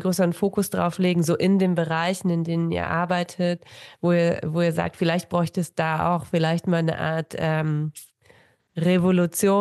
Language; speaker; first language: German; native; German